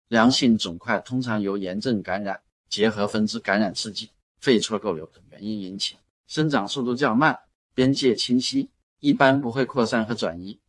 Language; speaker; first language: Chinese; native; Chinese